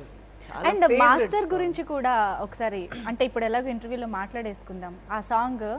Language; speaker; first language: Telugu; native; Telugu